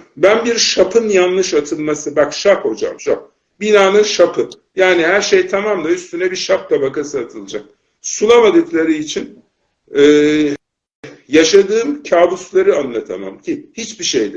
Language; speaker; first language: Turkish; native; Turkish